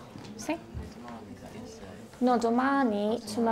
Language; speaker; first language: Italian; non-native, fluent; English